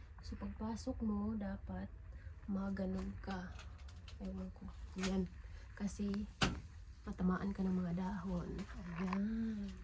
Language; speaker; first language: Filipino; native; Filipino